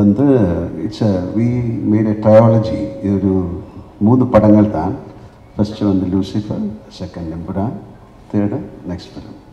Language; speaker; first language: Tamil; non-native, learner; Malayalam